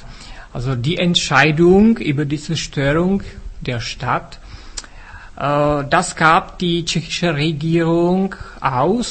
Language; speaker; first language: German; non-native, fluent; Czech